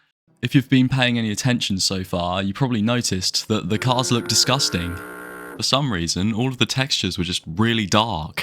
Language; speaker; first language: English; native; English